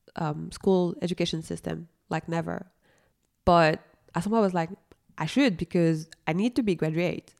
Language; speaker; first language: English; non-native, fluent; French